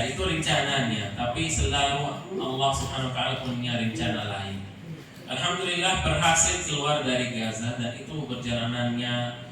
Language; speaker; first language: Indonesian; non-native, fluent; Arabic